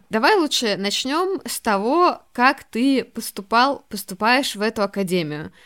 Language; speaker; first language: Russian; native; Russian